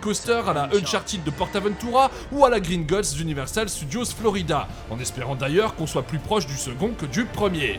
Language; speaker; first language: French; native; French